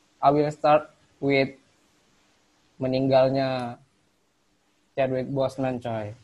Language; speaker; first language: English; non-native, learner; Indonesian